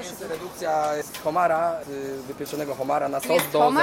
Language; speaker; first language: Polish; native; Polish